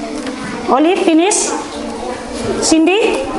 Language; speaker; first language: English; non-native, learner; Indonesian